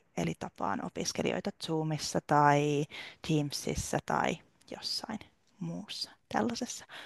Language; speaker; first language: Finnish; native; Finnish